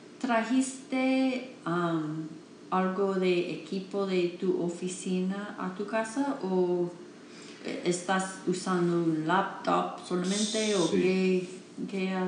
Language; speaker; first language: Spanish; non-native, learner; English